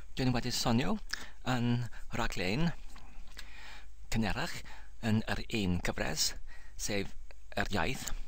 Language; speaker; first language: Welsh; non-native, learner; English